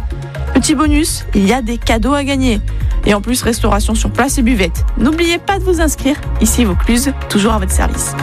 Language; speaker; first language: French; native; French